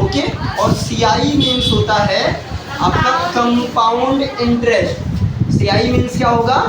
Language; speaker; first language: Hindi; native; Hindi